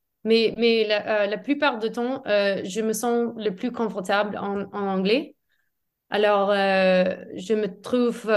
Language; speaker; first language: French; non-native, fluent; English